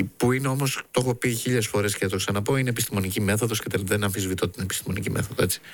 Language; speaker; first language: Greek; native; Greek